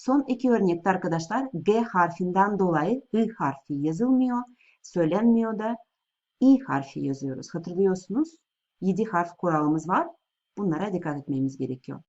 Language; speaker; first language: Turkish; non-native, fluent; Russian